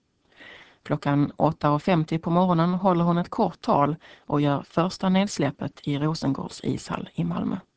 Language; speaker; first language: Swedish; native; Swedish